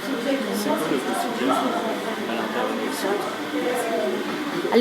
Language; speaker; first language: French; native; French